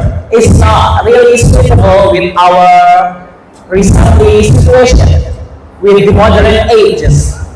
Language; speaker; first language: English; non-native, fluent; Indonesian